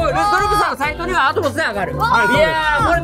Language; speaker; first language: Japanese; native; Japanese